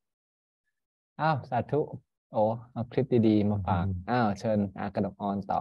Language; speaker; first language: Thai; native; Thai